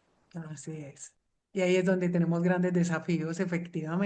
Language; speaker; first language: Spanish; native; Spanish